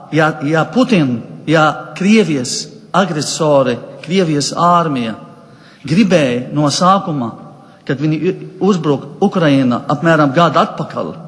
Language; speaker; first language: Latvian; non-native, fluent; Arabic